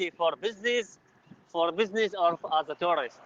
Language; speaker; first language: English; non-native, learner; Arabic